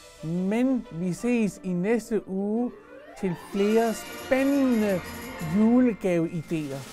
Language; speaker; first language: Danish; native; Danish